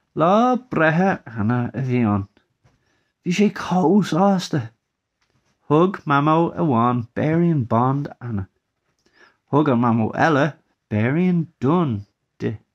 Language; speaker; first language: Irish; non-native, local second language; English